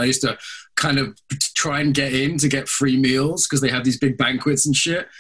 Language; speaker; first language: English; native; English